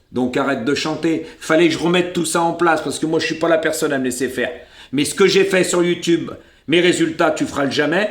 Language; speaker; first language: French; native; French